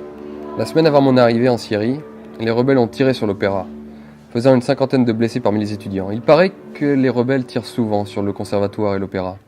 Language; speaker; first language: French; native; French